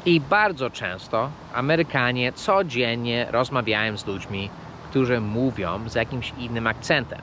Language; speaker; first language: Polish; non-native, fluent; English